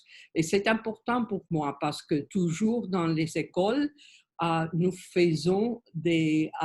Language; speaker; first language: French; non-native, learner; Spanish